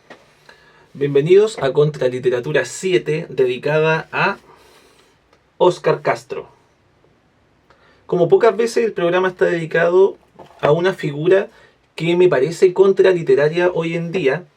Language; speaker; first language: Spanish; native; Spanish